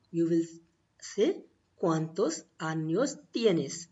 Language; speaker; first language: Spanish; non-native, learner; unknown